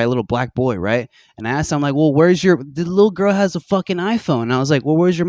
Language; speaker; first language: English; native; English